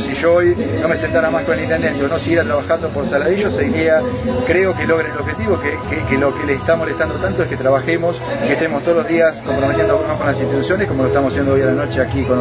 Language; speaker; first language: Spanish; native; Spanish